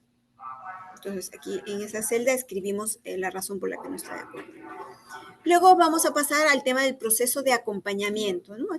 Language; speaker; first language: Spanish; native; Spanish